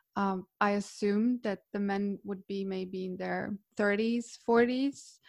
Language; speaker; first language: English; non-native, fluent; Croatian